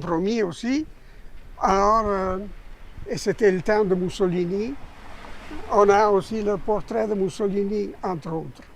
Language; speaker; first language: French; non-native, fluent; Italian